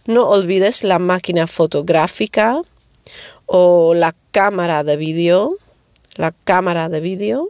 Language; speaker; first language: Spanish; non-native, fluent; Dutch